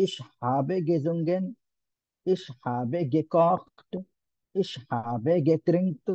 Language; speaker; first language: German; non-native, learner; Hindi